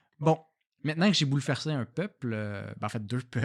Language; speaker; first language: French; native; French